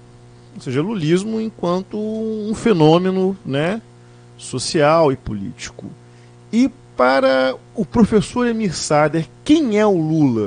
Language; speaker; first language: Portuguese; native; Portuguese